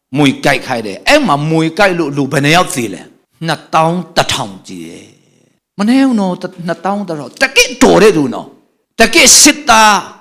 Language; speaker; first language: Burmese; non-native, local second language; Tedim Chin